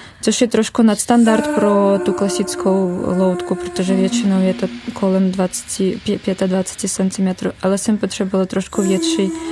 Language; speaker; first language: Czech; non-native, fluent; Russian